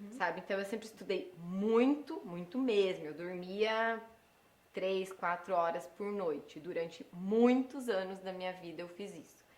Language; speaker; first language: Portuguese; early bilingual, heritage; Portuguese